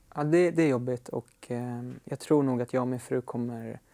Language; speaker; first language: Swedish; native; Swedish